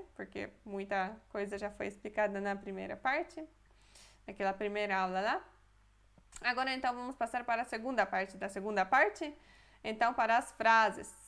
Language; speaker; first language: Portuguese; non-native, fluent; Polish